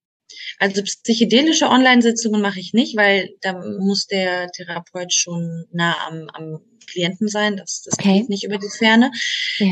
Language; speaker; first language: German; native; German